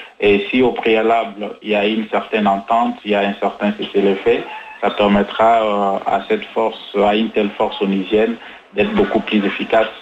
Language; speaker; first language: French; non-native, fluent; Arabic